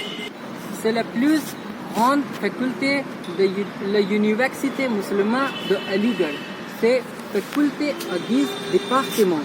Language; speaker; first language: French; non-native, learner; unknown